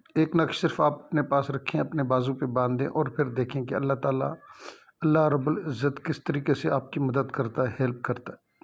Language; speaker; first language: Urdu; non-native, local second language; Sindhi